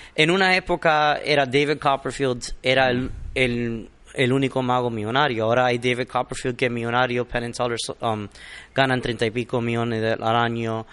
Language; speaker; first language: Spanish; early bilingual, heritage; Spanish